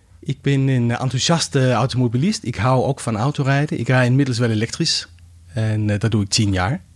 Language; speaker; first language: Dutch; non-native, fluent; Danish